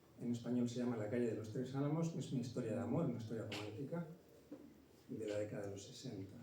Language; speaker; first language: Spanish; native; Spanish